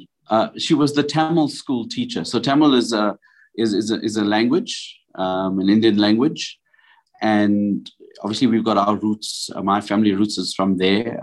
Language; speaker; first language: English; native; English